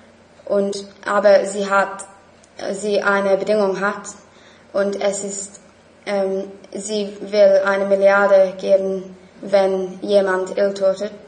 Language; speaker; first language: German; non-native, learner; English